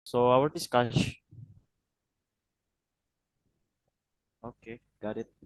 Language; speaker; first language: English; non-native, learner; Indonesian